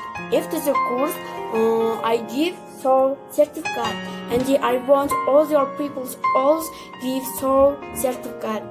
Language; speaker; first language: English; non-native, learner; Kyrgyz